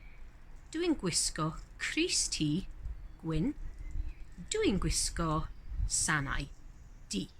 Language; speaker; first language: Welsh; non-native, learner; English